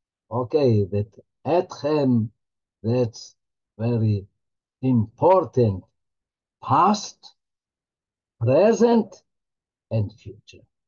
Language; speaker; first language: English; non-native, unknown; Hebrew